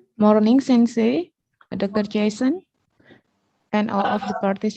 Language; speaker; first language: English; non-native, learner; Indonesian